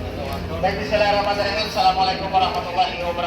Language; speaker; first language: Indonesian; native; Indonesian